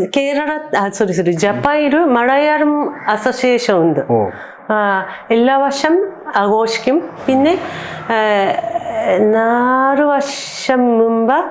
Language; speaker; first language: Malayalam; non-native, learner; Japanese